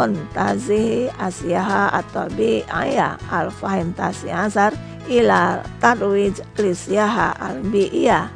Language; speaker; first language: Arabic; non-native, fluent; Indonesian